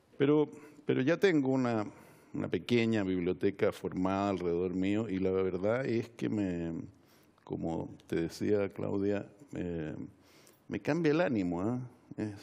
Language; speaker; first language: Spanish; native; Spanish